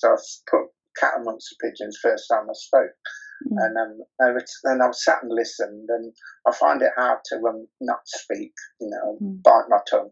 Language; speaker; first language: English; native; English